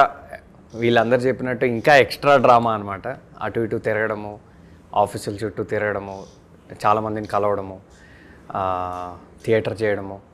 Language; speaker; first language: Telugu; native; Telugu